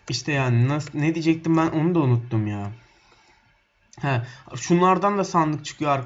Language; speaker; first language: Turkish; native; Turkish